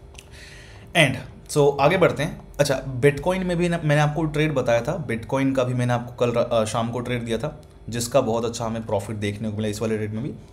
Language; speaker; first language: Hindi; native; Hindi